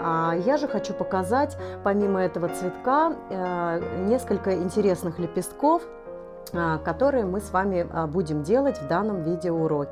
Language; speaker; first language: Russian; native; Russian